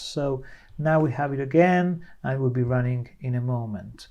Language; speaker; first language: English; non-native, fluent; Spanish